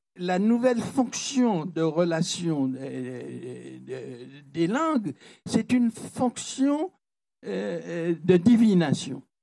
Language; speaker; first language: French; non-native, local second language; Guadeloupean Creole French